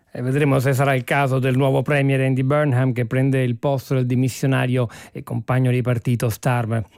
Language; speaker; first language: Italian; native; Italian